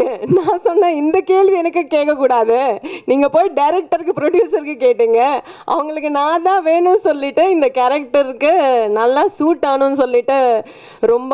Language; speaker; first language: Tamil; non-native, local second language; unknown